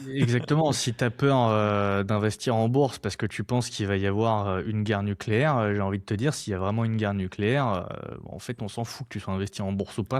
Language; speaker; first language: French; native; French